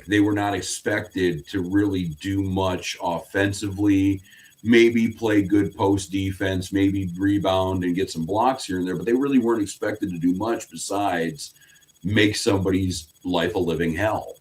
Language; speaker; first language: English; native; English